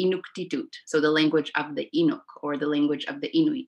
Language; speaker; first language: English; non-native, fluent; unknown